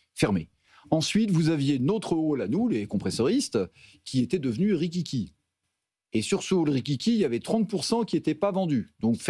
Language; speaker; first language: French; native; French